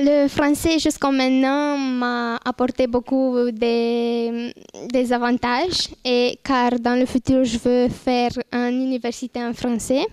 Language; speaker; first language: French; non-native, fluent; Romanian